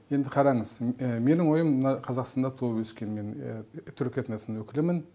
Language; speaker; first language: Kazakh; non-native, local second language; Turkish